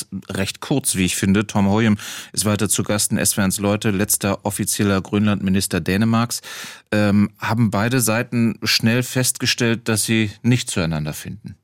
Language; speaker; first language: German; native; German